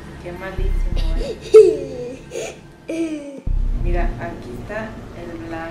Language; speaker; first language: Spanish; native; Spanish